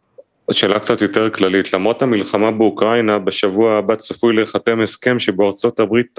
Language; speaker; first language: Hebrew; native; Hebrew